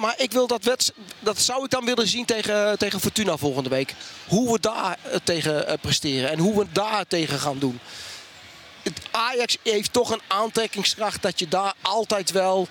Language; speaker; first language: Dutch; native; Dutch